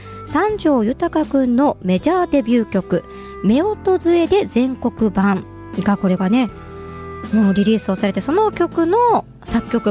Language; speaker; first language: Japanese; native; Japanese